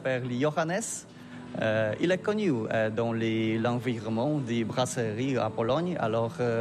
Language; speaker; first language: French; non-native, learner; Polish